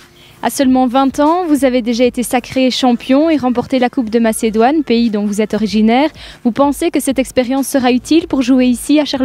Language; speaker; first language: French; native; French